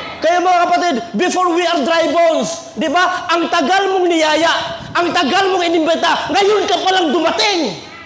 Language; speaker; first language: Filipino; non-native, local second language; Cebuano